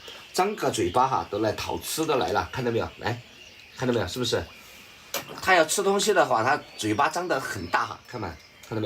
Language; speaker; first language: Chinese; native; Chinese